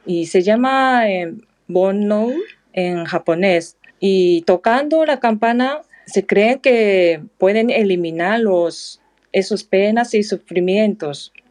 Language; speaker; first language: Spanish; non-native, fluent; Japanese